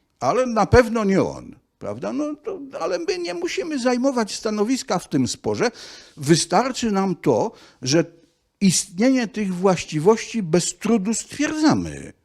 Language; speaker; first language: Polish; native; Polish